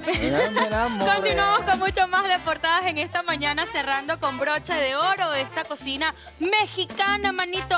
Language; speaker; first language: Spanish; native; Spanish